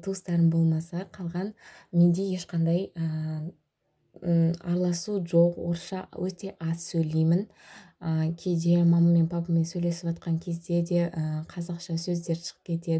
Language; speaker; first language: Kazakh; non-native, local second language; Russian